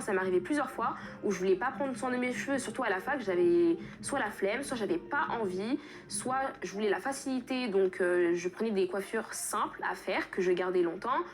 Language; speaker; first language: French; early bilingual, other home language; Fula